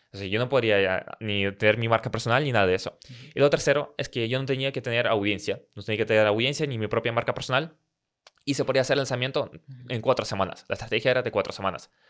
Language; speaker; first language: Spanish; early bilingual, other home language; Russian